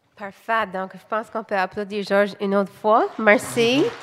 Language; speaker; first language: French; native; French